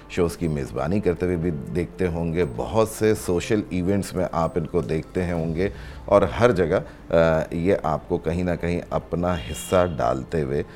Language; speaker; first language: Urdu; native; Urdu